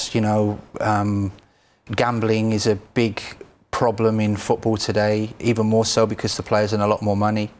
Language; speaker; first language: English; native; English